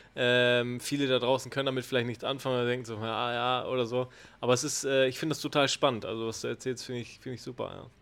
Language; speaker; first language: German; native; German